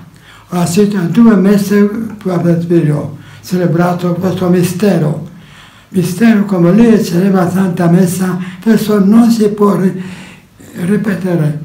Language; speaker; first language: Italian; non-native, learner; Polish